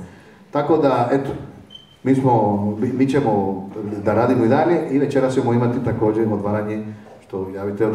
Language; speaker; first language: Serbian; non-native, fluent; Spanish